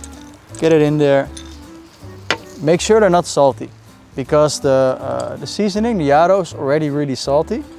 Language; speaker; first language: English; non-native, fluent; Dutch